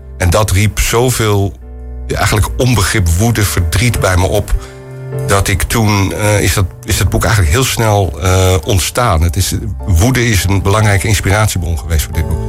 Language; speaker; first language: Dutch; native; Dutch